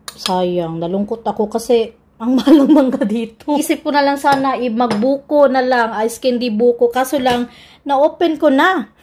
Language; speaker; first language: Filipino; non-native, local second language; Cebuano